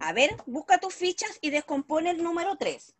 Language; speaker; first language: Spanish; native; Spanish